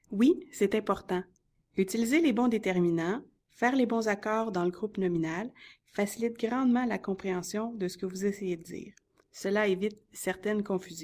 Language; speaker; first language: French; native; French